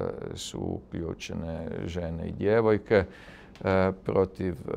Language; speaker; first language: Serbian; native; Serbian